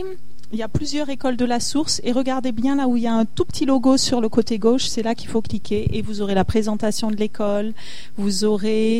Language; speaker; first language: French; native; French